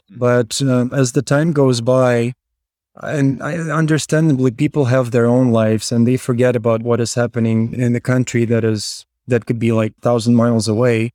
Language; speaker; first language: English; non-native, fluent; Ukrainian